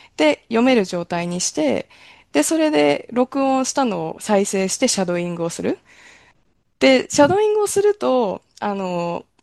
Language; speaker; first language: Japanese; native; Japanese